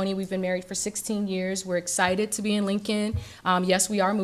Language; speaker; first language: English; native; English